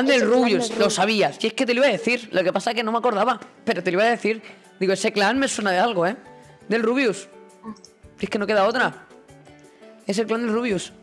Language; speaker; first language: Spanish; native; Spanish